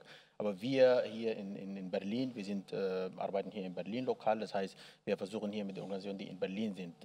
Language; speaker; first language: German; non-native, learner; Arabic